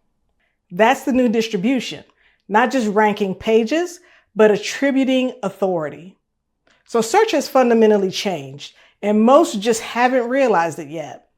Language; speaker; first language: English; native; English